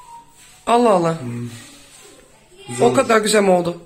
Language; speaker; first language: Turkish; non-native, fluent; Dutch